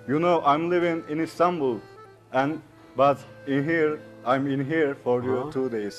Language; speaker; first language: English; non-native, learner; Turkish